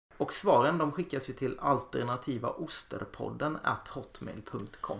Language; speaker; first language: Swedish; native; Swedish